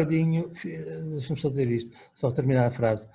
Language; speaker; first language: Portuguese; native; Portuguese